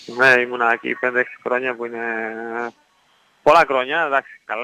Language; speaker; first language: Greek; non-native, learner; Spanish